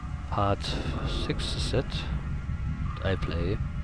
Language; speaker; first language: English; non-native, learner; German